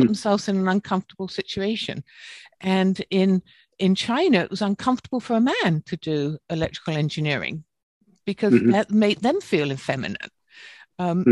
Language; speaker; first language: English; native; English